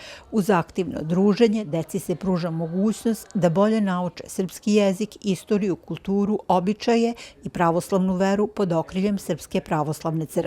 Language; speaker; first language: Bosnian; native; Bosnian